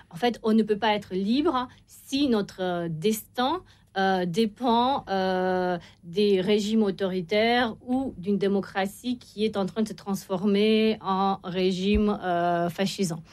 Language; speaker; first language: French; non-native, fluent; Romanian